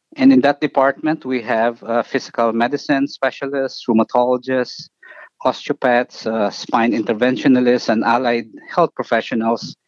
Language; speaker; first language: English; non-native, local second language; Filipino